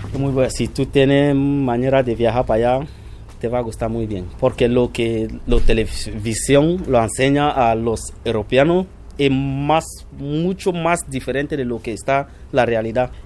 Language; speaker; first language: Spanish; non-native, fluent; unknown